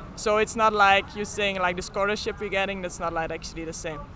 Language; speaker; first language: English; non-native, fluent; Dutch